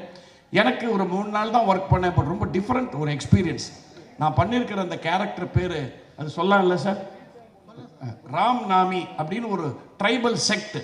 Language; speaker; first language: Tamil; native; Tamil